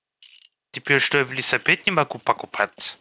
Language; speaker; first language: Russian; non-native, fluent; German